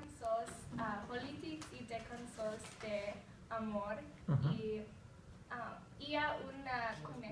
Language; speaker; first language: Catalan; non-native, learner; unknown